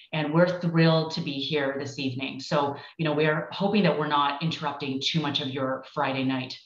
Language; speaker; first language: English; early bilingual, other home language; Chinese